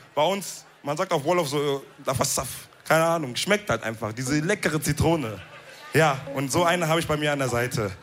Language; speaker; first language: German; early bilingual, other home language; Wolof